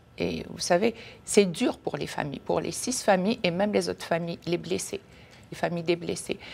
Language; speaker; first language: French; non-native, local second language; Kabyle